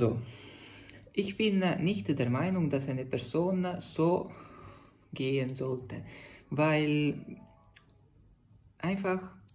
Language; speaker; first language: German; non-native, fluent; Italian